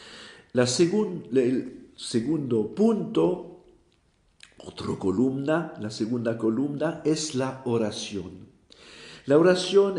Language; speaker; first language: Spanish; non-native, fluent; French